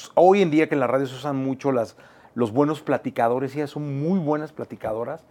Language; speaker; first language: Spanish; native; Spanish